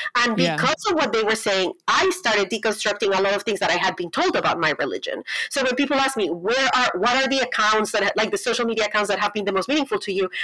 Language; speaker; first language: English; non-native, fluent; Spanish